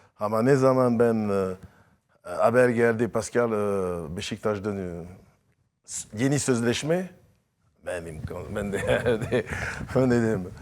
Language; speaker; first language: Turkish; non-native, learner; French